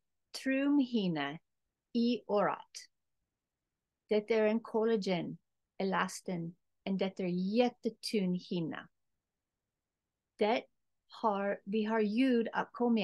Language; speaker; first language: Swedish; non-native, learner; English